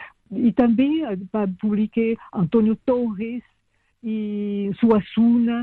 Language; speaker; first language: Portuguese; non-native, fluent; French